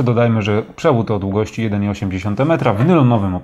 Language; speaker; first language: Polish; native; Polish